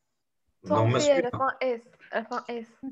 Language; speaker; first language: French; non-native, local second language; Arabic